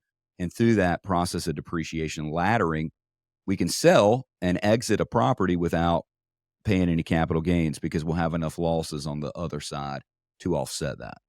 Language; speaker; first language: English; native; English